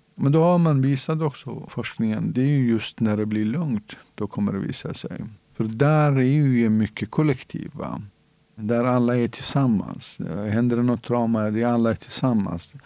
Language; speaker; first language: Swedish; non-native, fluent; Central Kurdish